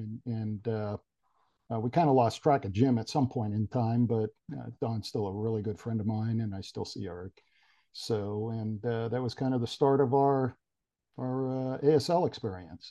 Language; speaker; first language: English; native; English